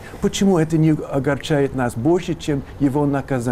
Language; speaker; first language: Russian; non-native, fluent; English